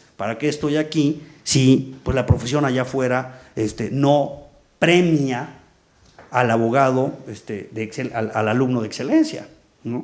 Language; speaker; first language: Spanish; native; Spanish